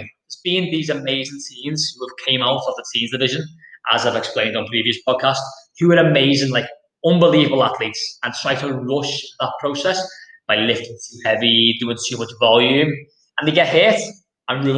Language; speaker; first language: English; native; English